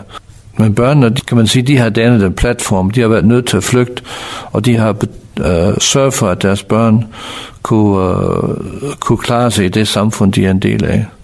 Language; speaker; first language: Danish; non-native, fluent; English